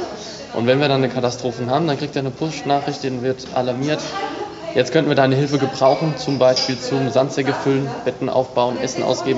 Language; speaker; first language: German; native; German